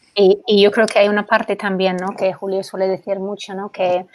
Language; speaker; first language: Spanish; non-native, fluent; English